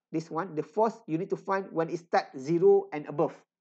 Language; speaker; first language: English; non-native, local second language; Malay